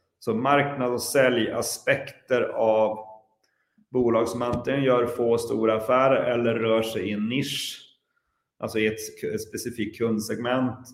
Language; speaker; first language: Swedish; native; Swedish